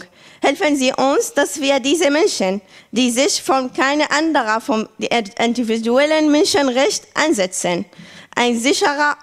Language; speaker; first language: German; non-native, learner; Arabic